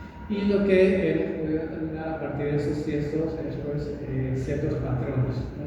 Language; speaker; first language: Spanish; native; Spanish